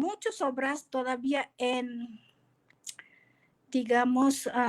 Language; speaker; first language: Spanish; non-native, fluent; Indonesian